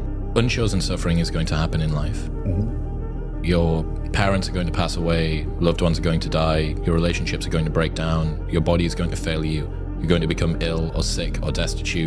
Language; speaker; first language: English; native; English